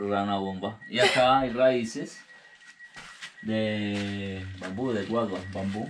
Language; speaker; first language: Spanish; native; Spanish